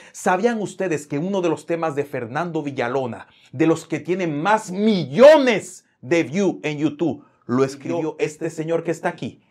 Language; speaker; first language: Spanish; native; Spanish